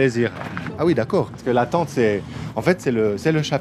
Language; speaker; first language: French; native; French